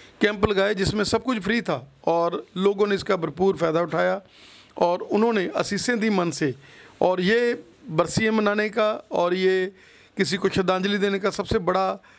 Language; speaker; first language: Hindi; non-native, local second language; Punjabi